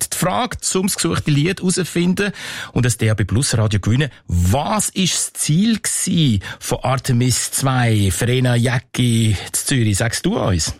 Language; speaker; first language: German; native; German